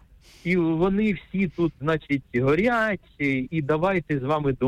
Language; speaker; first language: Ukrainian; native; Ukrainian